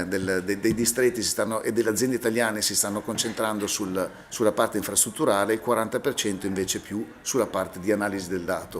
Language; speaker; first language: Italian; native; Italian